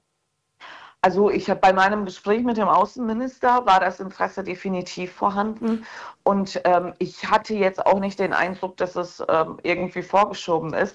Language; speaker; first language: German; early bilingual, other home language; Turkish